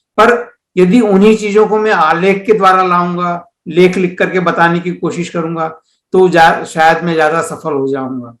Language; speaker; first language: Hindi; native; Hindi